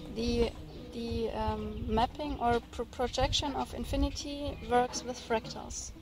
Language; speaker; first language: English; non-native, fluent; German